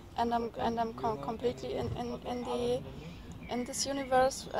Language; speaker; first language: English; non-native, fluent; German